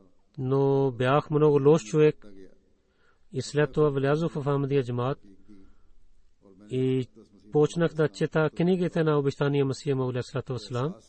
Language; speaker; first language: Bulgarian; non-native, fluent; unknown